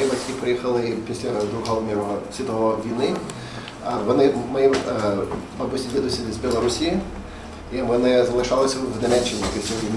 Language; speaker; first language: Ukrainian; non-native, learner; Russian